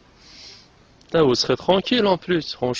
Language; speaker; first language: French; native; French